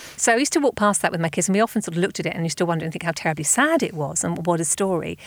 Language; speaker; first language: English; native; English